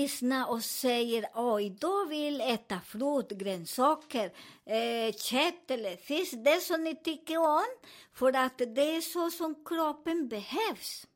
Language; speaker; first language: Swedish; non-native, learner; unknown